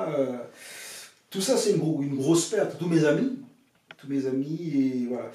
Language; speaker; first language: French; non-native, fluent; English